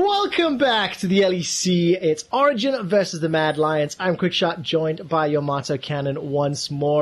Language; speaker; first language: English; native; English